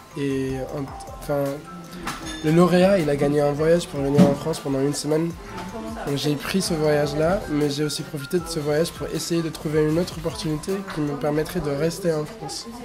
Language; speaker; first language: French; non-native, fluent; Spanish